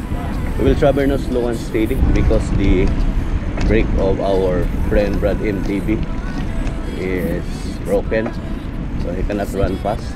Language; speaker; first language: English; non-native, local second language; Filipino